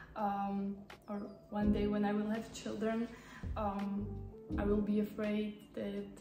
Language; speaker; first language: English; non-native, fluent; Slovak